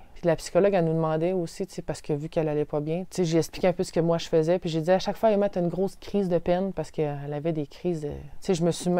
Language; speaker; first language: French; native; French